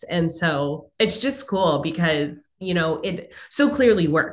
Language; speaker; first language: English; native; English